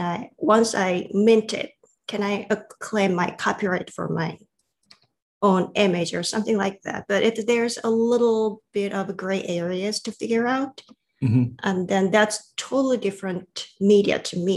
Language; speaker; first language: English; non-native, fluent; Korean